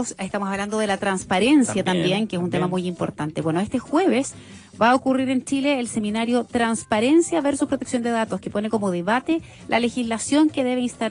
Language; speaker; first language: Spanish; native; Spanish